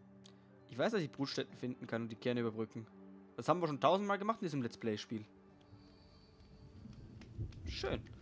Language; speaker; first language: German; native; German